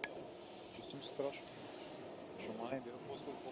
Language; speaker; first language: Bulgarian; native; Bulgarian